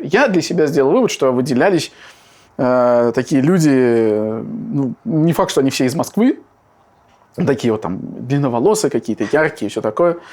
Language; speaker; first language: Russian; native; Russian